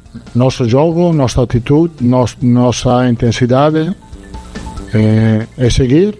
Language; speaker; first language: Portuguese; non-native, learner; Italian